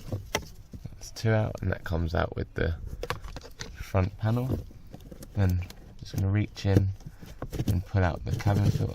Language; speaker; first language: English; native; English